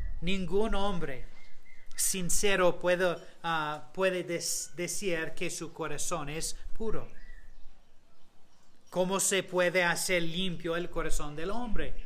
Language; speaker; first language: Spanish; non-native, fluent; English